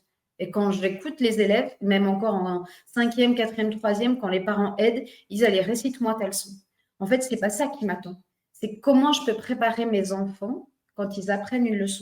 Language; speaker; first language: French; native; French